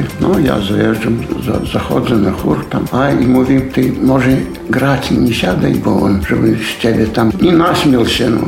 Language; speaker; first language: Polish; non-native, local second language; Belarusian